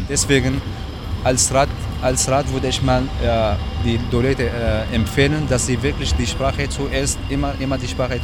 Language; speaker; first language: German; non-native, learner; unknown